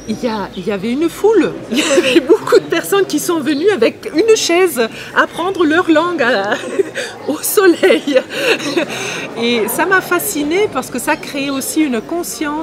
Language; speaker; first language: French; non-native, fluent; German